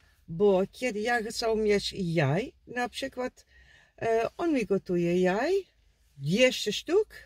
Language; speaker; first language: Polish; non-native, learner; Dutch